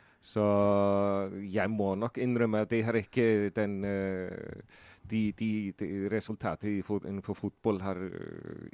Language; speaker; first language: Norwegian; non-native, fluent; Icelandic